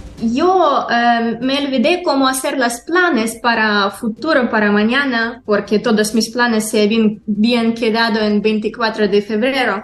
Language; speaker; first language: Spanish; non-native, fluent; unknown